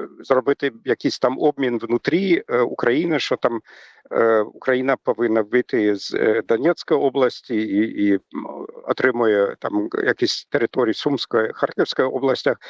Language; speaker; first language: Ukrainian; non-native, fluent; German